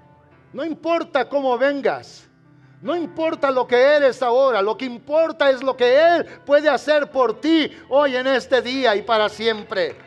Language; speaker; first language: Spanish; native; Spanish